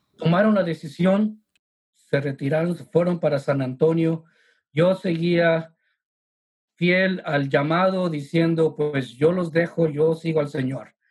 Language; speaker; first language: Spanish; native; Spanish